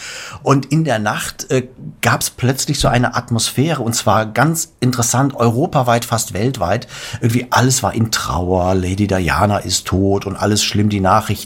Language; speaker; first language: German; native; German